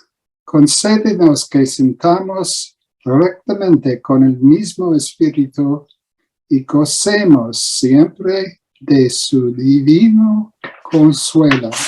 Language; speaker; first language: Spanish; non-native, learner; English